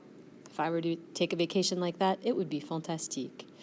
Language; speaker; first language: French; non-native, fluent; English